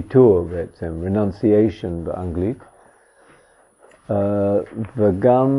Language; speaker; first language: Hebrew; non-native, fluent; English